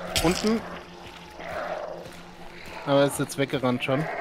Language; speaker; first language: German; native; German